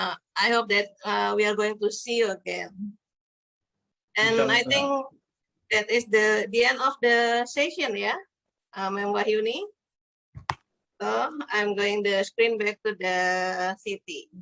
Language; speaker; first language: English; non-native, fluent; Indonesian